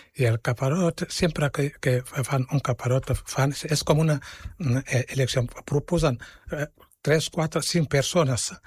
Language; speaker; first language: Catalan; non-native, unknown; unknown